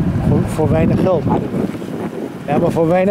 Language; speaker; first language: Dutch; non-native, learner; Polish